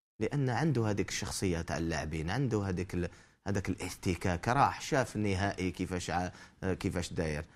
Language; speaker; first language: Arabic; native; Arabic